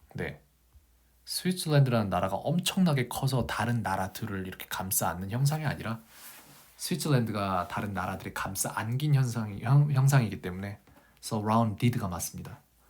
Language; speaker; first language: Korean; native; Korean